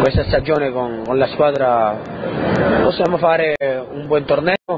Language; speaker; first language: Italian; early bilingual, heritage; Spanish